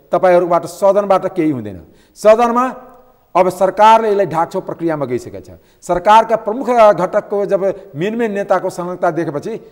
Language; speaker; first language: Nepali; non-native, local second language; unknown